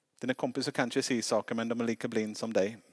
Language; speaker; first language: Swedish; non-native, fluent; English